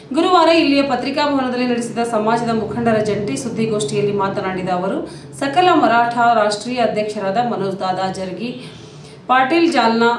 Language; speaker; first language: Kannada; native; Kannada